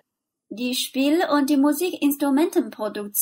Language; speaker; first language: German; non-native, fluent; Chinese